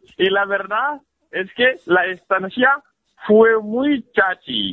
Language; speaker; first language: Spanish; non-native, fluent; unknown